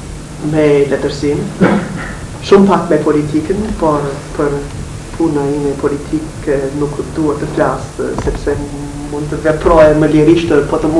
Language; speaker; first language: Albanian; non-native, fluent; English